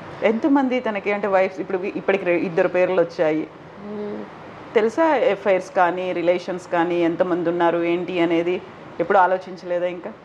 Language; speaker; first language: Telugu; native; Telugu